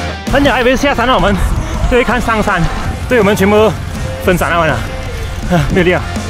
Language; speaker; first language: Chinese; native; Chinese